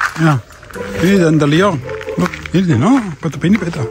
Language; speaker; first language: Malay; non-native, learner; Spanish